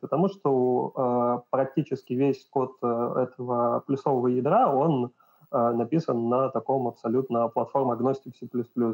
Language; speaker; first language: Russian; native; Russian